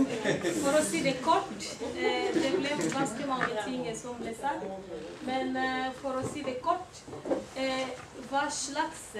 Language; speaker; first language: Norwegian; non-native, learner; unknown